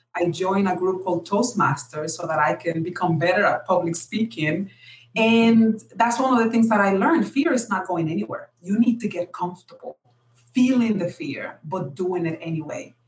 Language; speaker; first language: English; non-native, fluent; Spanish